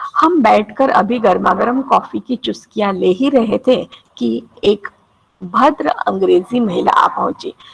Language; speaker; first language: Hindi; non-native, local second language; Marathi